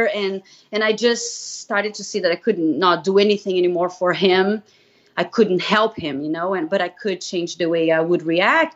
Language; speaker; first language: English; non-native, fluent; Portuguese